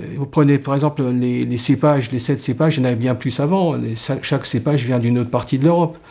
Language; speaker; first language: French; native; French